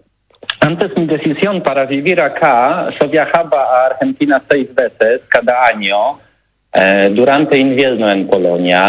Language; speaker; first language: Spanish; non-native, learner; Polish